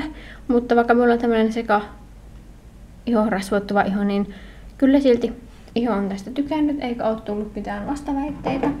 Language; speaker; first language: Finnish; native; Finnish